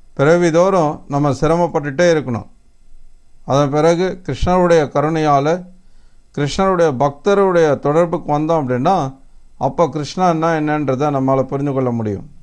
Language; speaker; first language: Tamil; native; Tamil